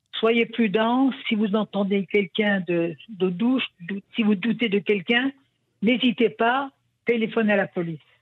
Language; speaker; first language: French; non-native, local second language; Yiddish